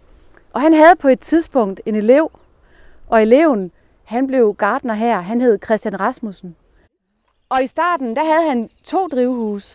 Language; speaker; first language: Danish; native; Danish